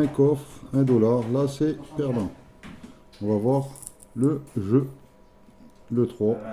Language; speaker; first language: French; native; French